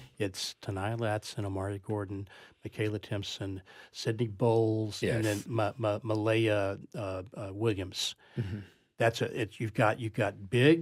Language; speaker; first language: English; native; English